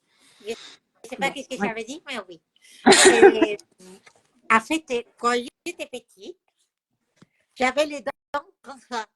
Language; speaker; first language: French; non-native, fluent; Spanish